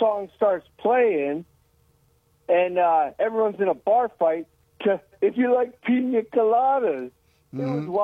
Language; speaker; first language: English; native; English